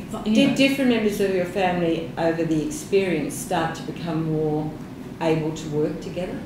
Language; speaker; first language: English; native; English